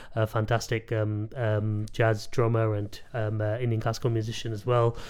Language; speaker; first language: English; native; English